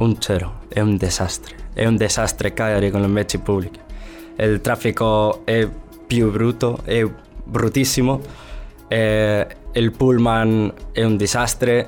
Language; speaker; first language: Italian; non-native, learner; Spanish